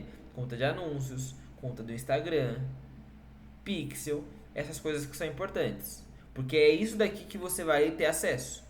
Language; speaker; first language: Portuguese; native; Portuguese